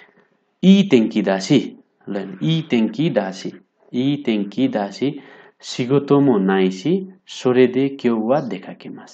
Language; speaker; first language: Japanese; non-native, fluent; Nepali